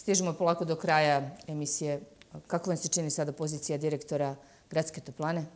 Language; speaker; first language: Serbian; native; Serbian